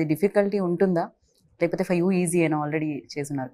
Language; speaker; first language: Telugu; native; Telugu